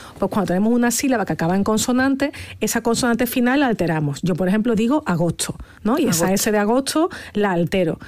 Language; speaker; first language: Spanish; native; Spanish